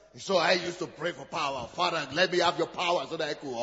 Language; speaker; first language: English; non-native, local second language; Yoruba